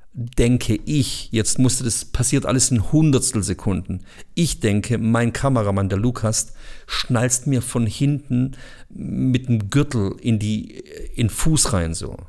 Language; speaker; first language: German; early bilingual, other home language; Bosnian